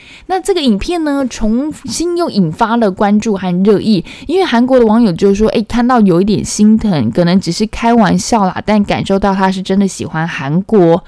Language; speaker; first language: Chinese; non-native, fluent; Korean